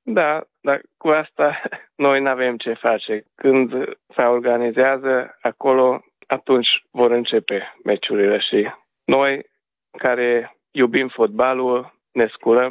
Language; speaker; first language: Romanian; non-native, local second language; Hungarian